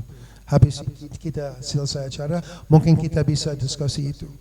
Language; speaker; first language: Indonesian; non-native, fluent; English